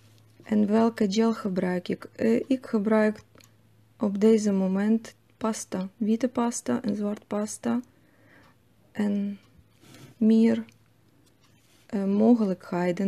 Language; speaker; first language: Dutch; non-native, fluent; Russian